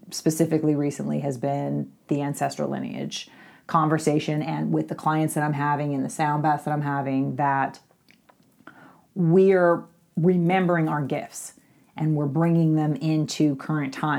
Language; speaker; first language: English; native; English